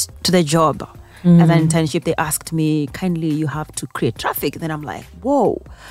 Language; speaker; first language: English; non-native, local second language; Gusii